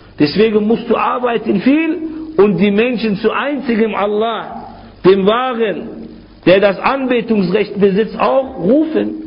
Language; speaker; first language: German; non-native, fluent; Arabic